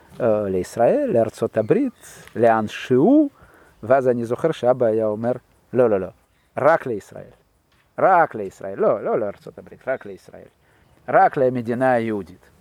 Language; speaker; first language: Hebrew; non-native, fluent; Russian